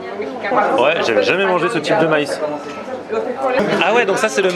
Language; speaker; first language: French; native; French